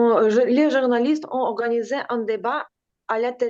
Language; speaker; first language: French; non-native, learner; Ukrainian